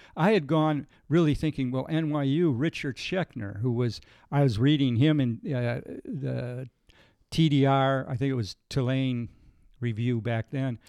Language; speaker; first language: English; native; English